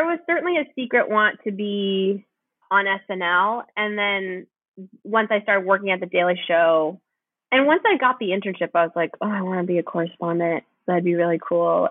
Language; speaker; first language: English; native; English